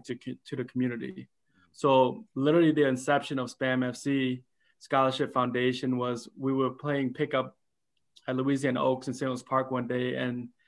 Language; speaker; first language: English; early bilingual, other home language; Khmer